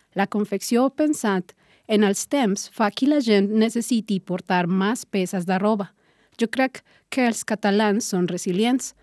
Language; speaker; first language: Catalan; non-native, learner; Spanish